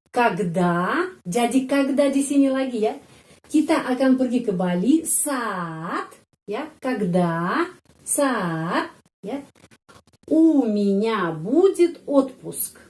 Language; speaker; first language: Indonesian; non-native, fluent; Russian